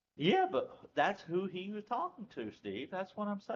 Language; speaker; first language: English; native; English